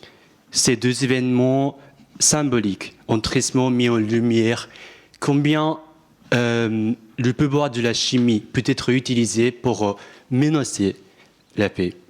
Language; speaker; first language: French; non-native, fluent; Japanese